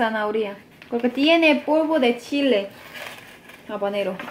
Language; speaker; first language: Spanish; non-native, fluent; Korean